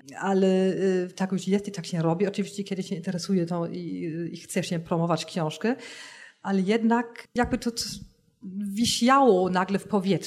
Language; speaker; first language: Polish; non-native, fluent; German